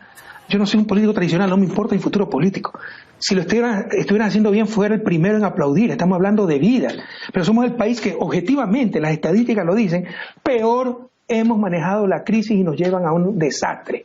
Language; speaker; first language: Spanish; native; Spanish